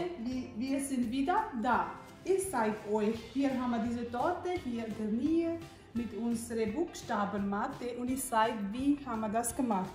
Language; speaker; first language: German; non-native, learner; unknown